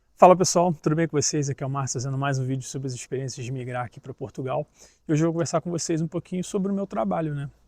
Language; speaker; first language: Portuguese; native; Portuguese